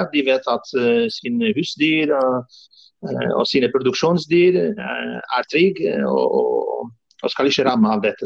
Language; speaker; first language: Norwegian; non-native, fluent; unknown